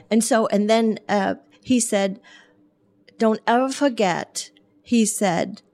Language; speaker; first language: English; non-native, fluent; German